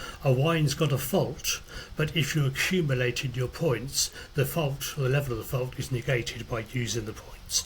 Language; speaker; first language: English; native; English